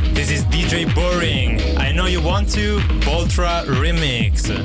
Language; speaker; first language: English; non-native, fluent; Italian